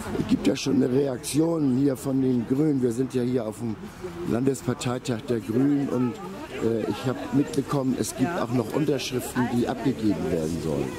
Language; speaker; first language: German; native; German